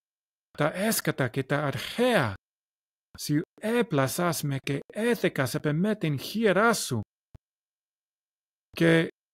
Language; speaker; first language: Greek; non-native, learner; English